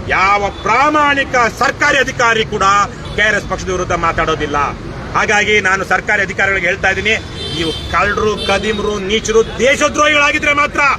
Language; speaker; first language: Kannada; native; Kannada